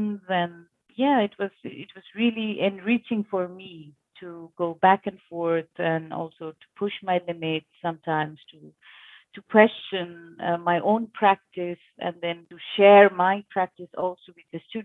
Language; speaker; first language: English; non-native, local second language; Bangla